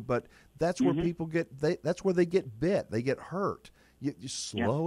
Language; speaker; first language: English; native; English